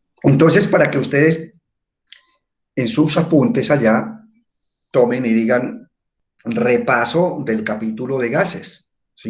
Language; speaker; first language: Spanish; native; Spanish